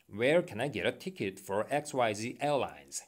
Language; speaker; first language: English; non-native, learner; Korean